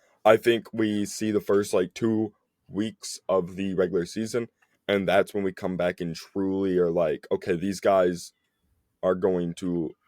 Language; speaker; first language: English; native; English